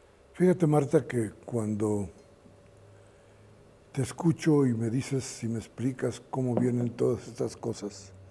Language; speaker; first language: Spanish; native; Spanish